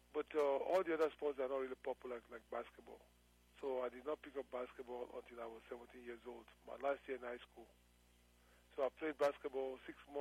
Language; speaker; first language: English; non-native, local second language; Yoruba